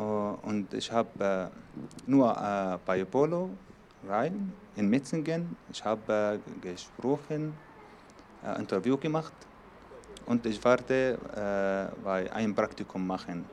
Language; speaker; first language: German; non-native, learner; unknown